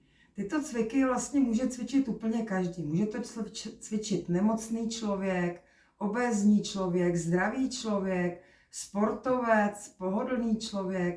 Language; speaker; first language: Czech; native; Czech